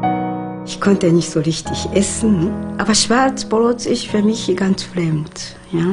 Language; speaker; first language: German; non-native, learner; Japanese